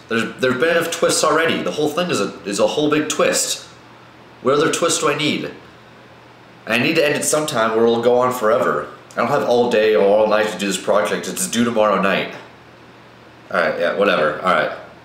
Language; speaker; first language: English; native; English